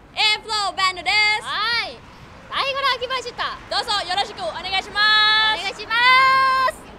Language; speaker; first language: Japanese; non-native, learner; Thai